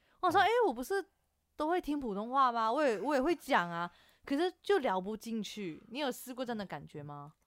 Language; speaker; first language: Chinese; non-native, local second language; Cantonese